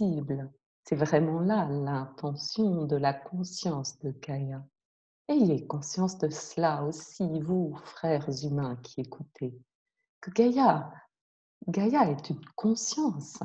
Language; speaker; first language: French; native; French